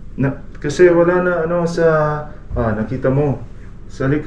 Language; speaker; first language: Filipino; non-native, learner; Arabic